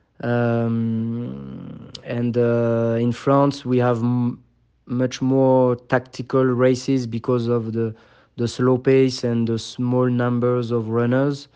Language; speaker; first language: English; non-native, fluent; French